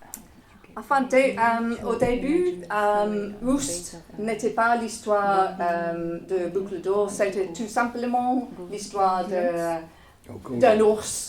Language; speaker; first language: French; non-native, fluent; English